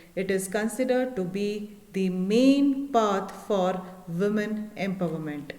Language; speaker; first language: English; non-native, local second language; Kannada